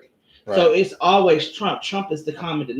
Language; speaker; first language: English; native; English